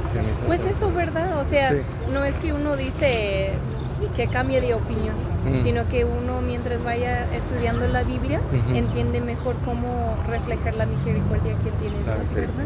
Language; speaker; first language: Spanish; non-native, fluent; English